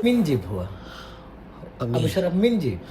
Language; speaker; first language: Arabic; non-native, learner; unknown